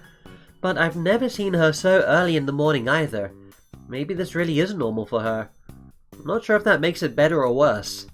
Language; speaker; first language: English; native; English